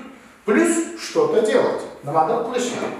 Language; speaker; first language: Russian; non-native, local second language; Uzbek